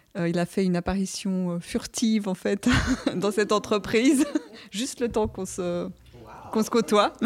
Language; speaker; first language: French; native; French